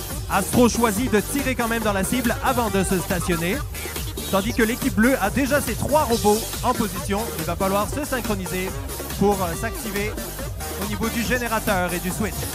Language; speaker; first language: French; native; French